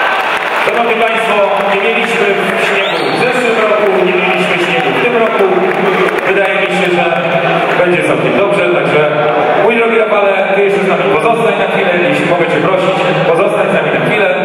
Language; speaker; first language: Polish; native; Polish